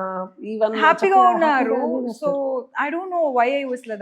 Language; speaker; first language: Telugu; non-native, learner; Tamil